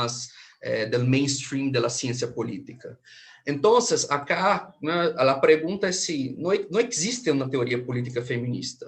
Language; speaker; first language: Spanish; non-native, fluent; Portuguese